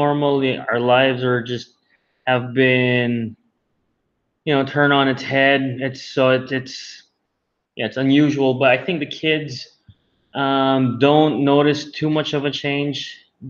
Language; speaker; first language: English; non-native, local second language; Filipino